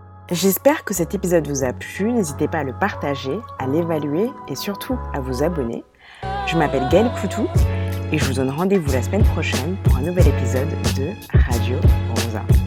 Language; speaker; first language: French; native; French